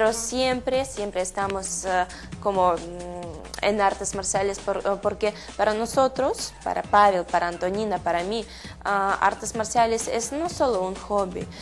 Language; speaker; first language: Spanish; non-native, learner; Russian